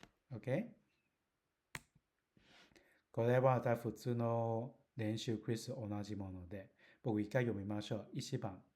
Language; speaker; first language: Japanese; non-native, learner; Cantonese